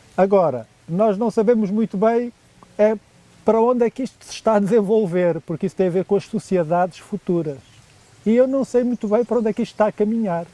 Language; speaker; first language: Portuguese; native; Portuguese